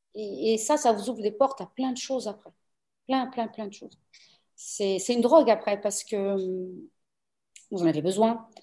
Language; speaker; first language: French; early bilingual, other home language; Portuguese